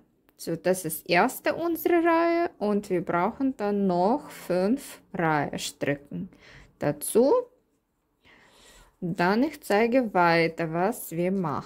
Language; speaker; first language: German; non-native, learner; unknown